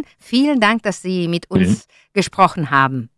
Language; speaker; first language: German; non-native, learner; Italian